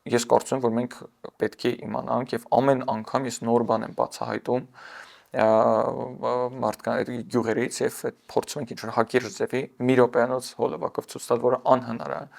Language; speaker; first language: Armenian; early bilingual, heritage; Armenian